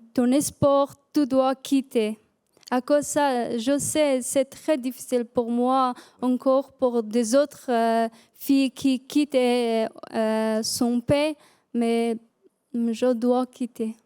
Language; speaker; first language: French; non-native, learner; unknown